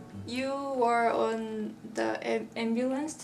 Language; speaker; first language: English; non-native, learner; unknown